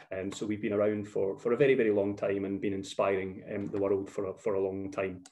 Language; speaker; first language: English; native; English